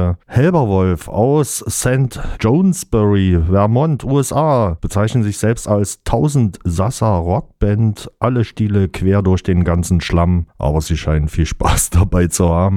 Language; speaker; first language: German; native; German